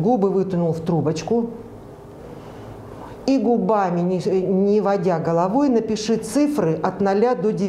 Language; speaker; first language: Russian; native; Russian